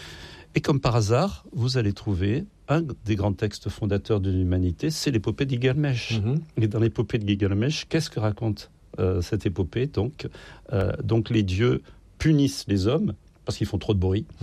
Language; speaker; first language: French; native; French